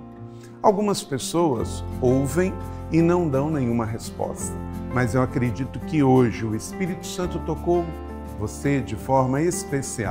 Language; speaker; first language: Portuguese; native; Portuguese